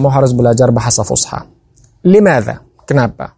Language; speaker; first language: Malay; non-native, fluent; Arabic